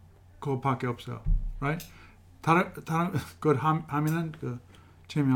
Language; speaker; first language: Korean; non-native, fluent; English